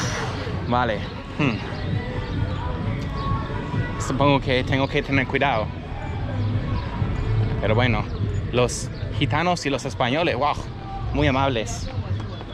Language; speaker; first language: Spanish; non-native, fluent; English